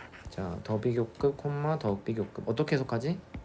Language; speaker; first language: Korean; native; Korean